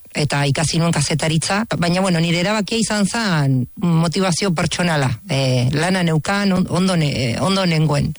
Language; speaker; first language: Basque; non-native, fluent; Spanish